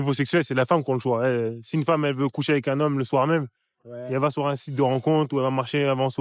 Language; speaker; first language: French; native; French